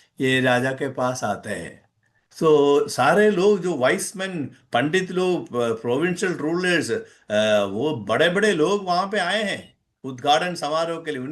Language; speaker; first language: Hindi; non-native, local second language; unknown